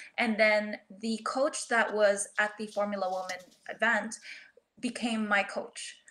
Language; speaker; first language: English; early bilingual, other home language; Filipino